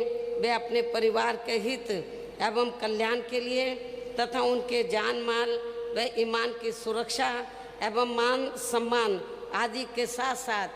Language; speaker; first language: Hindi; native; Hindi